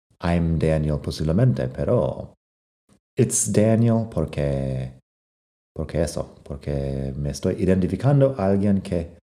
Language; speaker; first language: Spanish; non-native, fluent; English